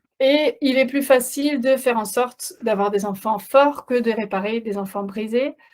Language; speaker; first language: French; non-native, fluent; Dutch